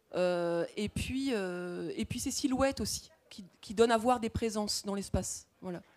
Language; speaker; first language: French; native; French